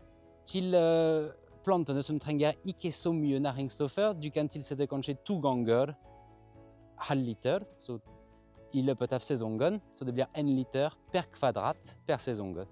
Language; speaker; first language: Norwegian; non-native, fluent; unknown